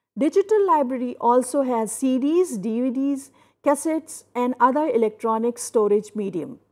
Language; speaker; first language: English; non-native, local second language; Hindi